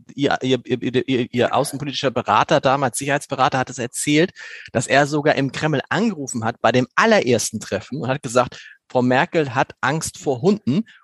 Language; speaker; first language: German; native; German